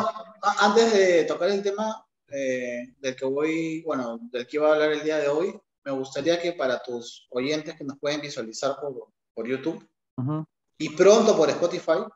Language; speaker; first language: Spanish; native; Spanish